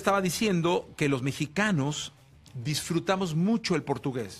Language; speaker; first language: Spanish; native; Spanish